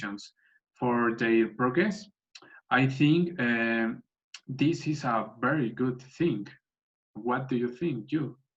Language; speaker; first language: English; non-native, learner; Spanish